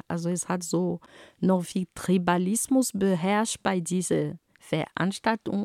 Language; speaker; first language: German; non-native, fluent; Ghomala